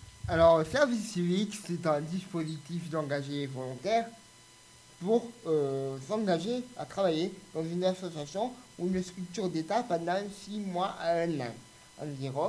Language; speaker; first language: French; native; French